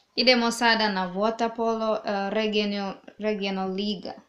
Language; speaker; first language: Serbian; native; Serbian